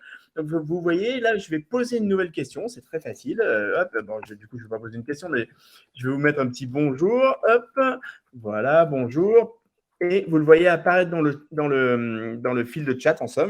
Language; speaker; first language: French; native; French